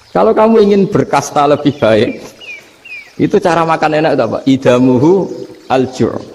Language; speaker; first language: Indonesian; non-native, local second language; Javanese